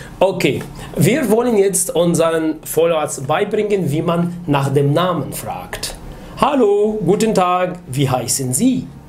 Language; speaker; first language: German; non-native, fluent; Arabic